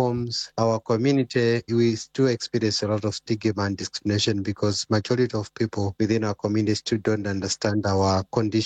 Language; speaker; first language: English; non-native, local second language; Nyanja